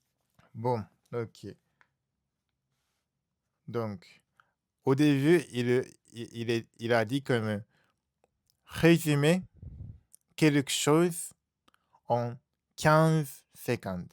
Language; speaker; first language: French; non-native, learner; Japanese